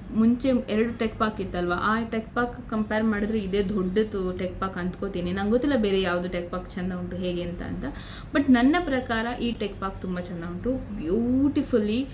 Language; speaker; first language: Kannada; non-native, local second language; Konkani